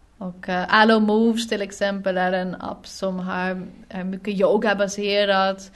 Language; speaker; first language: Swedish; non-native, fluent; Dutch